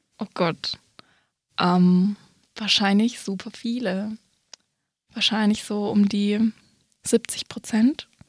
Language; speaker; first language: German; native; German